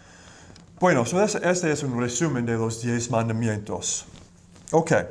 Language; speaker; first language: Spanish; non-native, learner; English